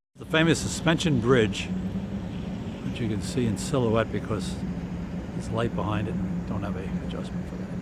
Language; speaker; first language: English; native; English